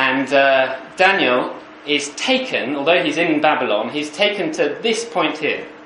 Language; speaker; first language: English; native; English